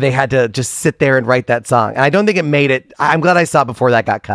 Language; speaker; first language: English; native; English